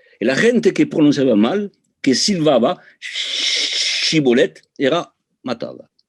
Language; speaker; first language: Spanish; early bilingual, heritage; Spanish